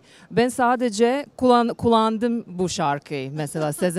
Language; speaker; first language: Turkish; non-native, learner; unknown